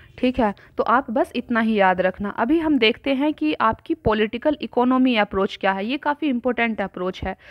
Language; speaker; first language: Hindi; native; Hindi